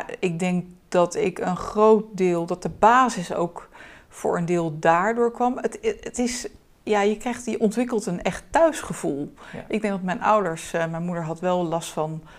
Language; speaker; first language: Dutch; early bilingual, other home language; Turkish